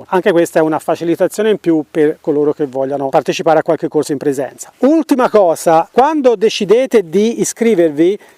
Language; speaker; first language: Italian; native; Italian